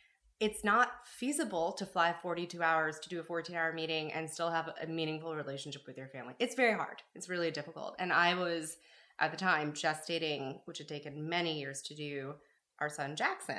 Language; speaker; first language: English; native; English